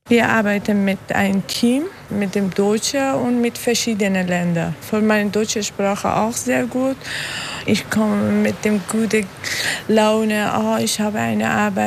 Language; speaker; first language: German; non-native, learner; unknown